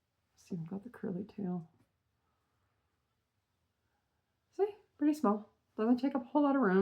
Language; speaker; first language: English; native; English